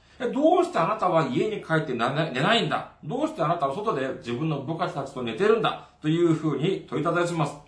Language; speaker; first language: Japanese; non-native, fluent; Korean